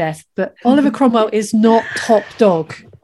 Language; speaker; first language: English; native; English